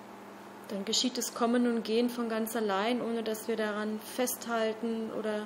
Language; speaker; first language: German; native; German